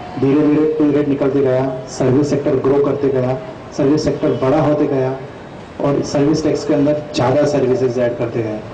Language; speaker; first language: Hindi; non-native, local second language; Sindhi